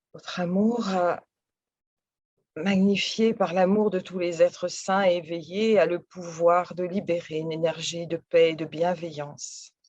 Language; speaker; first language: French; native; French